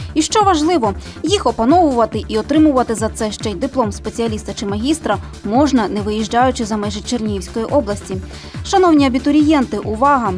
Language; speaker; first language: Ukrainian; native; Ukrainian